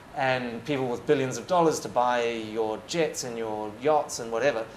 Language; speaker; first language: English; native; English